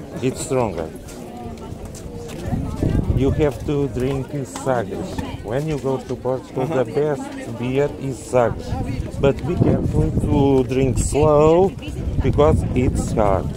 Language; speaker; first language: English; non-native, learner; Portuguese